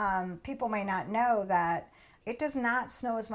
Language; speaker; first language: English; native; English